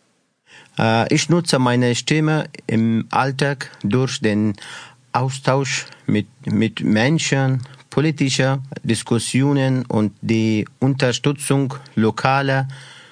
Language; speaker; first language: German; non-native, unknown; Persian